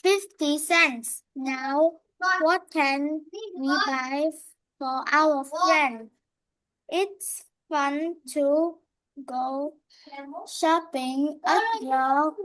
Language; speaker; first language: English; non-native, learner; Vietnamese